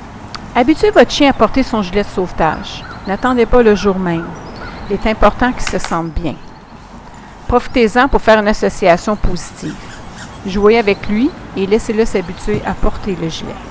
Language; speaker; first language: French; native; French